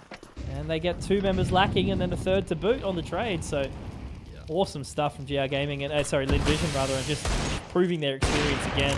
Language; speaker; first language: English; native; English